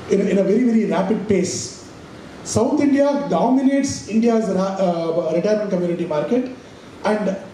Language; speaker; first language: English; non-native, local second language; Tamil